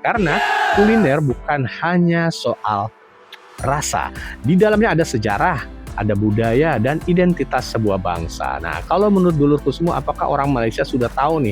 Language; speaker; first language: Indonesian; native; Indonesian